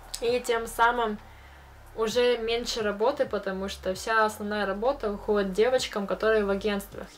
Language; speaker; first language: Russian; early bilingual, heritage; Russian